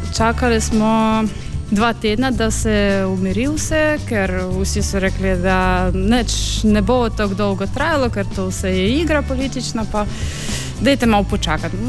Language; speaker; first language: Slovenian; non-native, fluent; Ukrainian